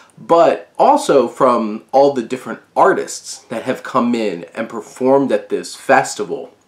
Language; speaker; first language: English; native; English